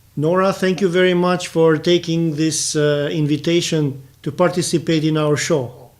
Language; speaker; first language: English; non-native, fluent; Albanian